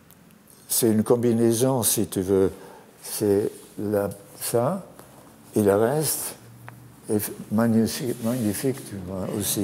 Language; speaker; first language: French; non-native, fluent; German